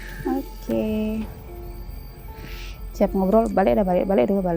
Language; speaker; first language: Indonesian; native; Indonesian